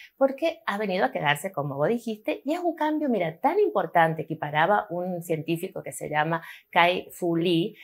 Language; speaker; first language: Spanish; native; Spanish